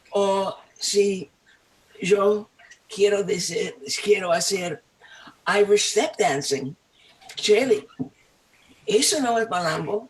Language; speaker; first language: Spanish; non-native, fluent; English